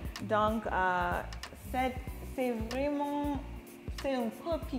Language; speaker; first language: French; non-native, learner; English